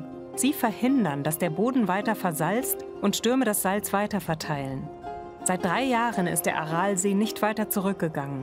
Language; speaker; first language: German; native; German